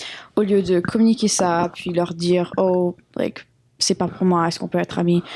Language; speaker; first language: French; non-native, local second language; English